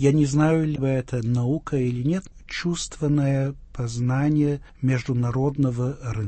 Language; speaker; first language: Russian; non-native, fluent; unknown